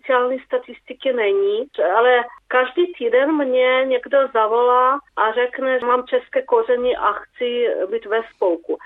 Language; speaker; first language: Czech; early bilingual, heritage; Czech